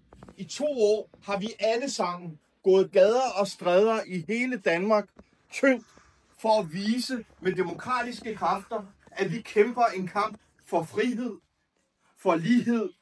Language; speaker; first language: Danish; early bilingual, other home language; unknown